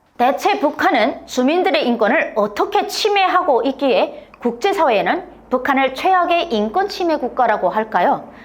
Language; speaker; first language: Korean; native; Korean